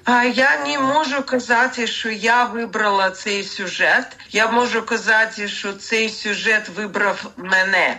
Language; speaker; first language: Ukrainian; non-native, learner; Russian